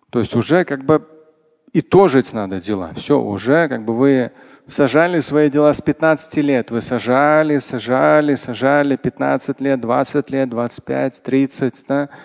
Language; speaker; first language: Russian; non-native, local second language; Tatar